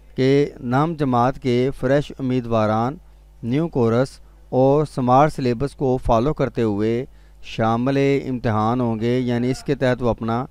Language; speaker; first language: Urdu; non-native, local second language; Punjabi